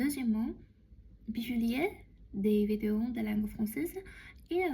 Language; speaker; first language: French; non-native, learner; Chinese